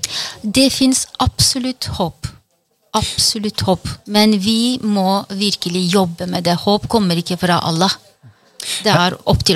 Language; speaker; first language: Norwegian; non-native, fluent; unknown